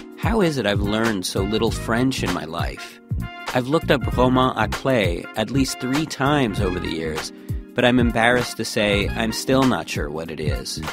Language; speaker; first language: English; native; English